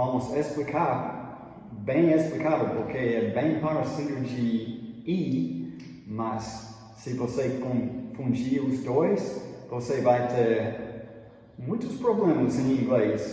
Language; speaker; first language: Portuguese; non-native, fluent; English